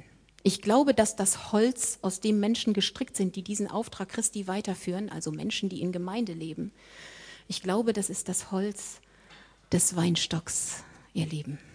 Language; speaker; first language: German; native; German